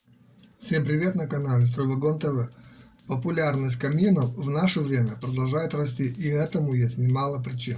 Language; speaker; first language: Russian; native; Russian